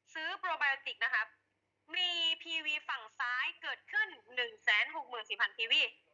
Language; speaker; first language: Thai; native; Thai